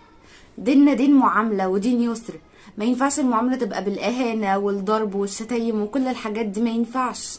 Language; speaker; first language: Arabic; native; Arabic